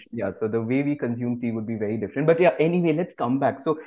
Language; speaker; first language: English; non-native, local second language; Bangla